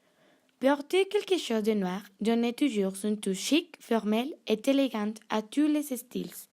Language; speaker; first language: French; non-native, learner; Spanish